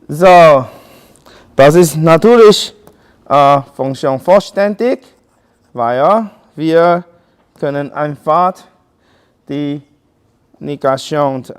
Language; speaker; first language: German; non-native, learner; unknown